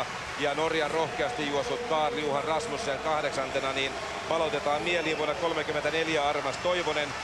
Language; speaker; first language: Finnish; native; Finnish